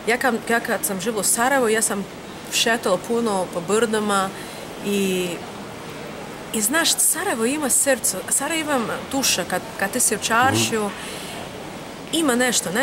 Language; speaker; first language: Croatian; non-native, learner; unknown